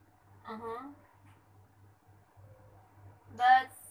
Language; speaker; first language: English; non-native, learner; Indonesian